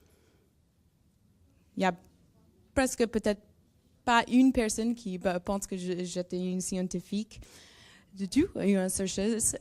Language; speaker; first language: French; non-native, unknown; English